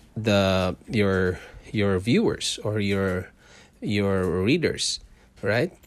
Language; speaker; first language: English; non-native, local second language; Cebuano